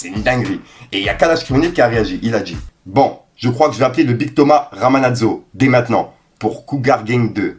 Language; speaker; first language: French; native; French